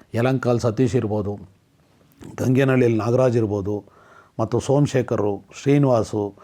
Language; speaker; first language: Kannada; non-native, local second language; Telugu